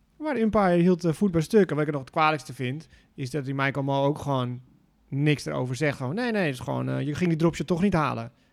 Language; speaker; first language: Dutch; native; Dutch